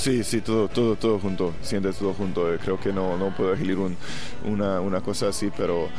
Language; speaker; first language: Spanish; non-native, fluent; Hungarian